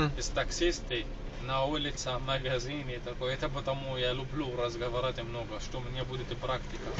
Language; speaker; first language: Russian; non-native, learner; Arabic